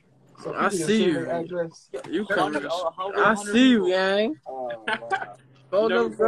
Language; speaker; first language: English; native; English